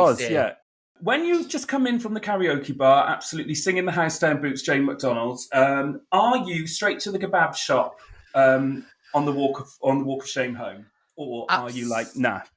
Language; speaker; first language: English; native; English